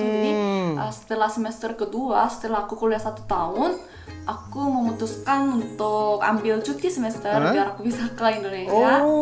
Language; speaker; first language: Indonesian; non-native, fluent; Korean